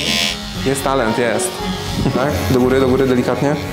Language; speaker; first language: Polish; native; Polish